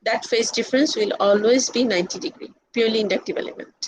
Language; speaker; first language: English; non-native, local second language; Bangla